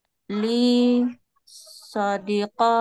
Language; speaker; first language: Arabic; non-native, learner; Indonesian